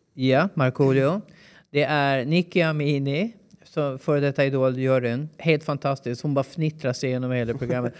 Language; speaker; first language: Swedish; native; Swedish